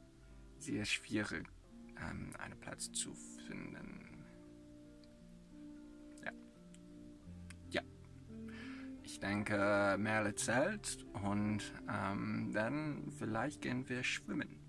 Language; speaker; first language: German; non-native, learner; English